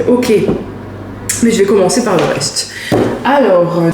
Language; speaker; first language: French; native; French